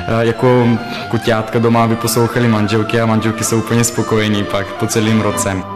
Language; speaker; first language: Czech; non-native, fluent; Bulgarian